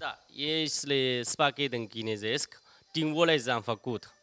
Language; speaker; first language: Romanian; non-native, learner; Chinese